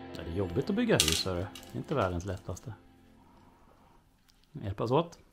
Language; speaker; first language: Swedish; native; Swedish